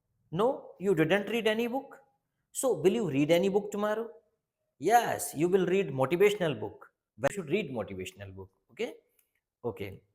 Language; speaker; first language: English; non-native, local second language; Hindi